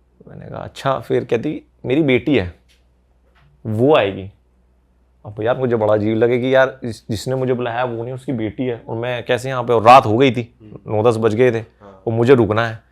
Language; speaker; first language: Hindi; native; Hindi